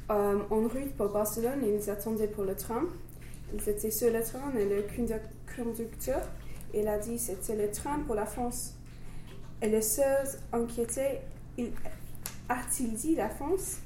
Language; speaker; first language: French; non-native, learner; English